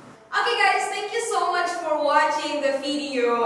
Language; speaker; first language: English; non-native, fluent; Indonesian